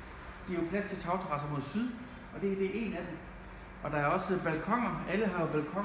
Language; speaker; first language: Danish; native; Danish